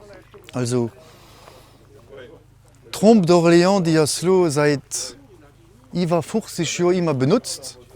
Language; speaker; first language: German; non-native, local second language; Luxembourgish